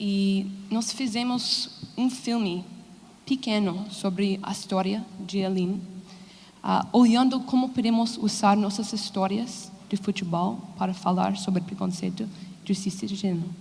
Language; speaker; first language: Portuguese; non-native, fluent; English